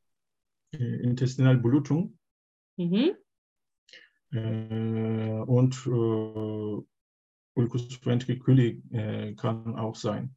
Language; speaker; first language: German; non-native, learner; Turkish